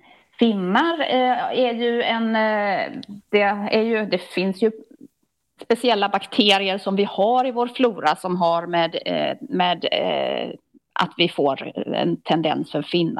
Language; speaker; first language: Swedish; native; Swedish